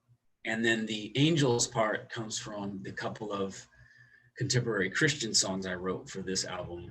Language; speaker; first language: English; native; English